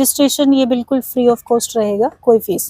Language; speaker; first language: Hindi; native; Hindi